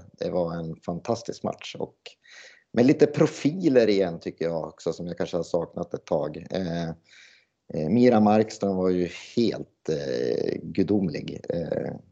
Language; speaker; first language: Swedish; native; Swedish